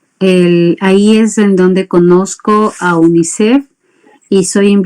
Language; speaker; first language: Spanish; native; Spanish